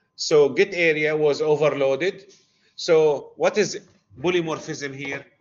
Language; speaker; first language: English; non-native, fluent; Arabic